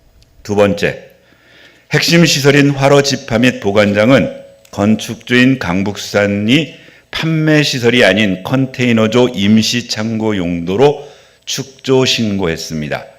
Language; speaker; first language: Korean; native; Korean